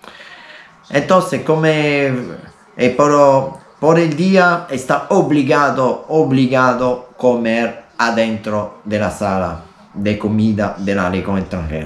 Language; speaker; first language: Spanish; non-native, learner; Italian